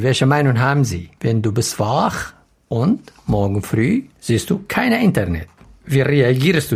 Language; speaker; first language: German; non-native, learner; Arabic